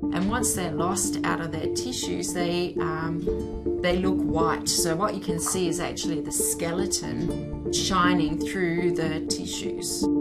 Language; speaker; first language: English; non-native, fluent; Danish